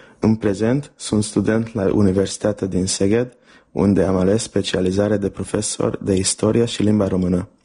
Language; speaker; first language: Romanian; early bilingual, heritage; Romanian